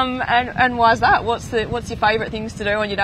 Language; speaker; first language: English; native; English